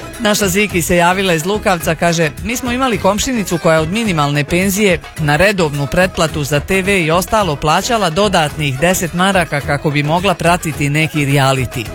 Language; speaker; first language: Serbian; native; Serbian